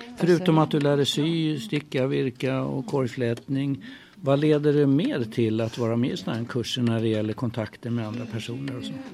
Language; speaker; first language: Swedish; native; Swedish